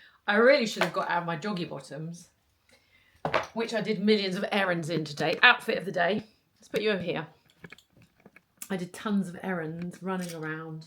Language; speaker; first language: English; native; English